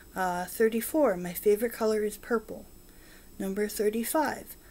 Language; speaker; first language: English; native; English